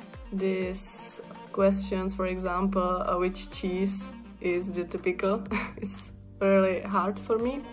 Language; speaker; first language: English; non-native, fluent; Czech